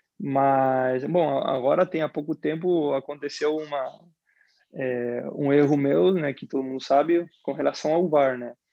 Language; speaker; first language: Portuguese; non-native, fluent; Spanish